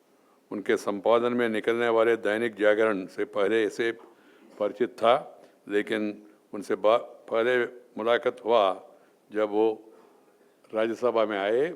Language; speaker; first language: Hindi; non-native, local second language; Telugu